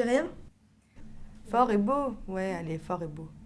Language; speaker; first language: French; early bilingual, other home language; Arabic